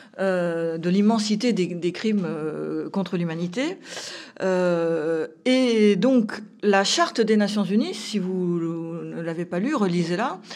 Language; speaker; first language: French; native; French